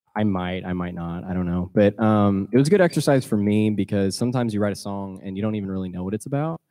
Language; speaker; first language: English; native; English